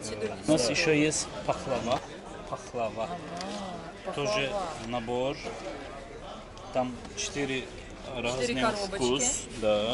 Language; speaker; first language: Russian; non-native, learner; Turkish